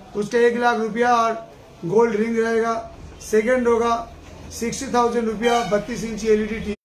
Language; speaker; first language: Hindi; non-native, local second language; Bangla